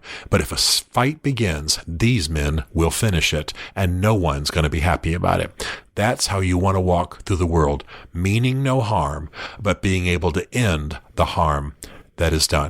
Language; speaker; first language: English; native; English